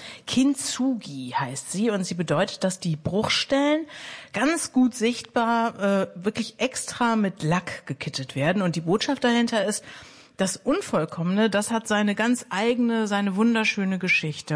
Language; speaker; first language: German; native; German